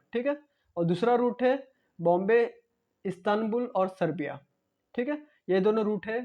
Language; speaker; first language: Hindi; non-native, local second language; Marathi